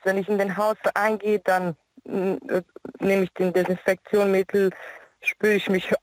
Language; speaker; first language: German; non-native, learner; Bosnian